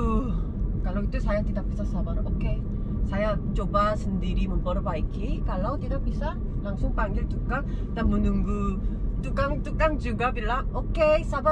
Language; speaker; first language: Indonesian; non-native, learner; Korean